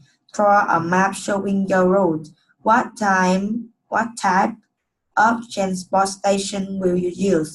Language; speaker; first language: English; non-native, learner; Vietnamese